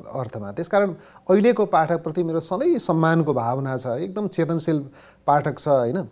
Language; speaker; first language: Nepali; native; Nepali